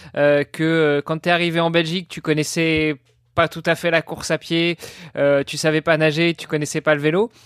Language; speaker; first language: French; non-native, fluent; Italian